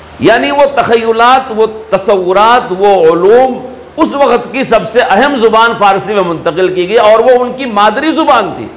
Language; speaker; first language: Urdu; native; Urdu